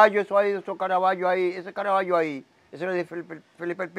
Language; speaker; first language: Spanish; native; Spanish